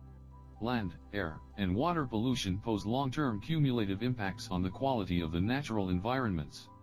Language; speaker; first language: English; non-native, learner; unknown